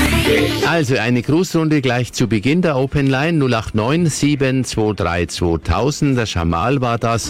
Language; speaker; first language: German; native; German